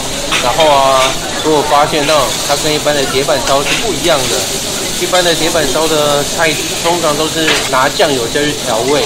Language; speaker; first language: Chinese; native; Chinese